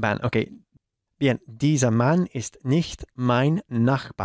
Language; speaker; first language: German; non-native, learner; Spanish